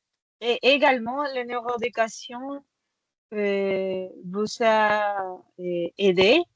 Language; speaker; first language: French; non-native, fluent; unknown